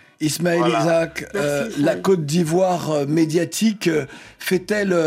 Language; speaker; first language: French; native; French